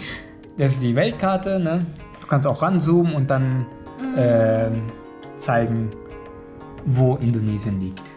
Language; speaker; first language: German; non-native, fluent; Indonesian